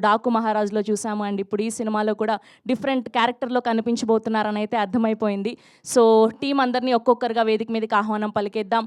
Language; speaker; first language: Telugu; native; Telugu